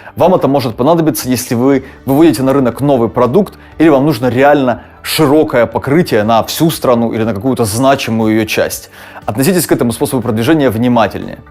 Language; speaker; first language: Russian; native; Russian